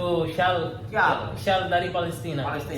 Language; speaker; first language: Indonesian; non-native, learner; Arabic